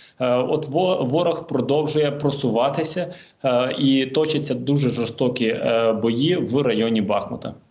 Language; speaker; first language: Ukrainian; native; Ukrainian